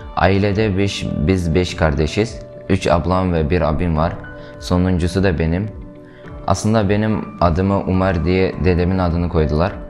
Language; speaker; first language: Turkish; non-native, fluent; Uyghur